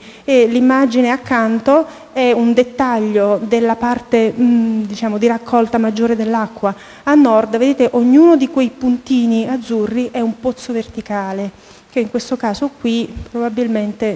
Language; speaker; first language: Italian; native; Italian